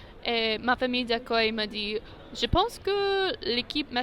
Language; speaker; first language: French; non-native, learner; English